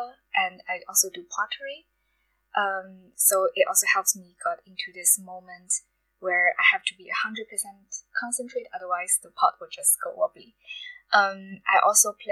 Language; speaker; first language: English; non-native, fluent; Chinese